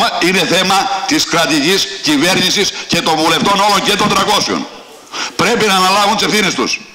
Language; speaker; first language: Greek; native; Greek